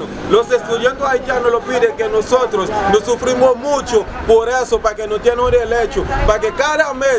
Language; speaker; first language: Spanish; non-native, learner; Haitian Creole